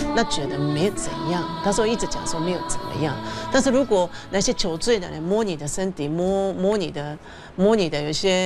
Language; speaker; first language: Chinese; non-native, fluent; Japanese